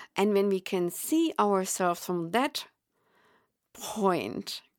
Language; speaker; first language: English; non-native, fluent; German